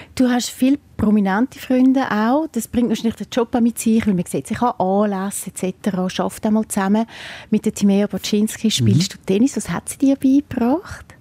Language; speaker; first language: German; native; German